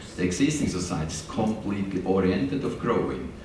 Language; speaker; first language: English; non-native, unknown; German